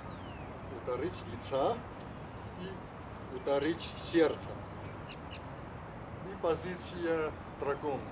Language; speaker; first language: Russian; non-native, learner; Chinese